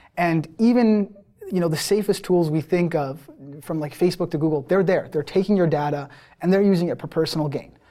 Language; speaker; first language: English; early bilingual, other home language; Persian